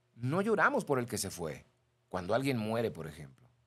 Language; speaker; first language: Spanish; native; Spanish